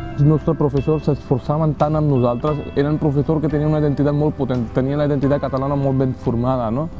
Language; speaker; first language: Catalan; non-native, fluent; Urdu